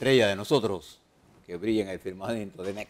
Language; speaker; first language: Spanish; native; Spanish